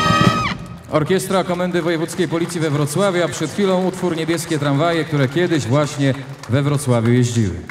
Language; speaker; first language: Polish; native; Polish